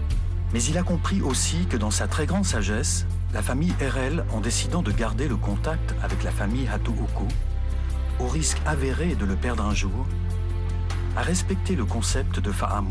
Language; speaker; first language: French; native; French